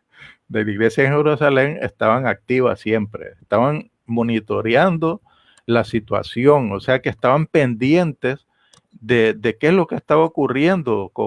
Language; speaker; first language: Spanish; native; Spanish